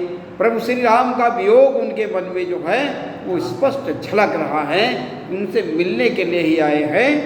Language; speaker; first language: Hindi; native; Hindi